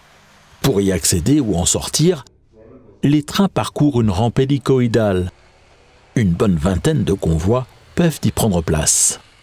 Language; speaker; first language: French; native; French